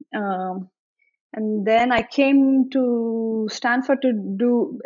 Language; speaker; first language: English; non-native, local second language; Marathi